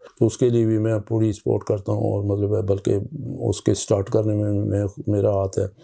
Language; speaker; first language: Urdu; non-native, local second language; Pahari-Potwari